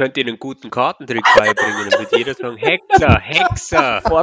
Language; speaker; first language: German; native; German